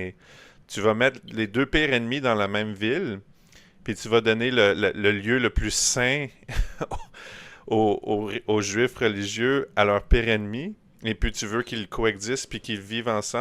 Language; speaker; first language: French; native; French